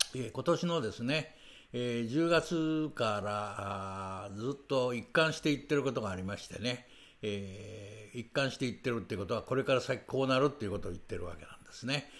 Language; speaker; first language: Japanese; native; Japanese